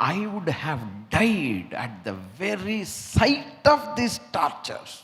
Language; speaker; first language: English; non-native, local second language; Tamil